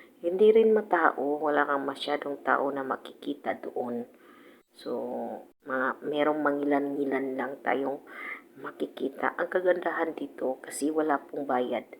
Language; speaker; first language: Filipino; non-native, local second language; Cebuano